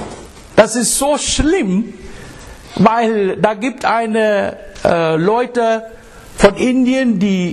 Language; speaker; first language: German; non-native, fluent; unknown